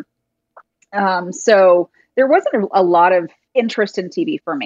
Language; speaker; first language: English; native; English